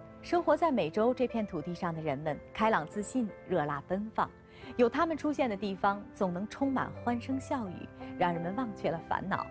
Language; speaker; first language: Chinese; native; Chinese